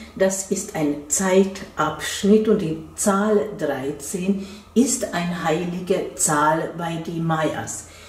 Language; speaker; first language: German; non-native, fluent; Hungarian